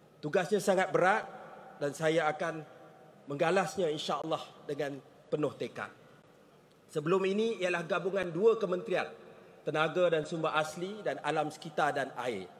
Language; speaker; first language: Malay; native; Malay